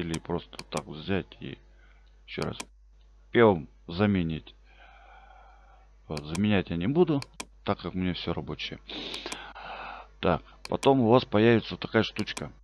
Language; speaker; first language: Russian; native; Russian